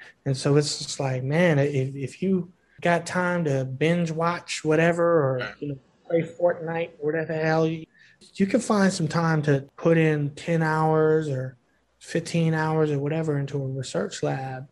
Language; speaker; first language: English; native; English